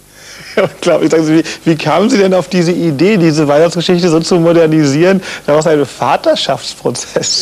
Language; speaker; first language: German; native; German